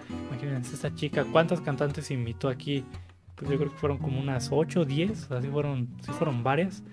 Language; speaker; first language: Spanish; native; Spanish